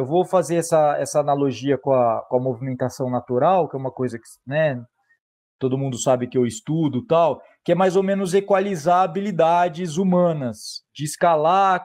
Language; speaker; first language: Portuguese; native; Portuguese